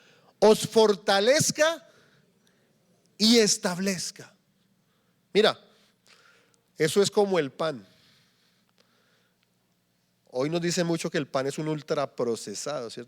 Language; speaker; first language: Spanish; native; Spanish